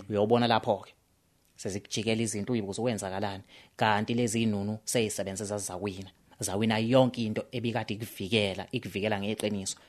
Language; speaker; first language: Zulu; native; Zulu